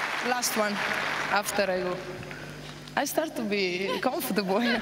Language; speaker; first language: English; non-native, learner; Italian